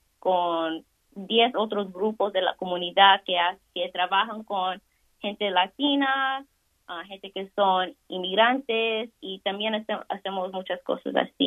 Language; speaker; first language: Spanish; early bilingual, heritage; Spanish